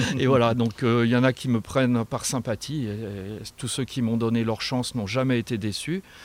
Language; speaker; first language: French; native; French